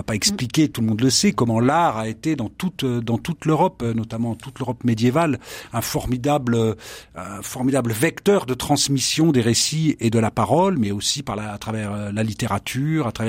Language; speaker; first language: French; native; French